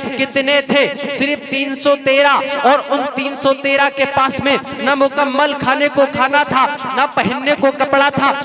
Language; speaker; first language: Hindi; native; Hindi